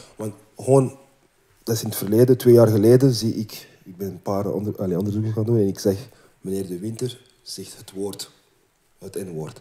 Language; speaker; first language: Dutch; early bilingual, other home language; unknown